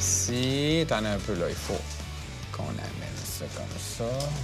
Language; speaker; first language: French; native; French